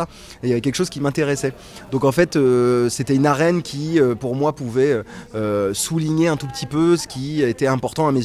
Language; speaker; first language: French; native; French